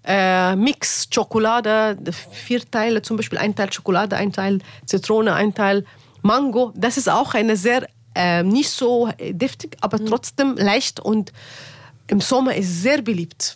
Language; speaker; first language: German; non-native, learner; Arabic